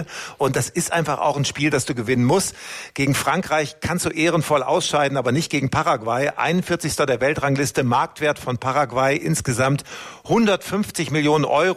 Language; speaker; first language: German; native; German